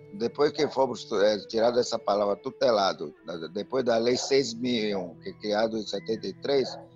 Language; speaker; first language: Portuguese; non-native, local second language; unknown